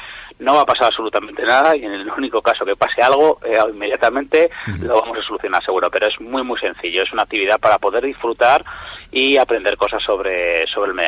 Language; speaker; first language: Spanish; native; Spanish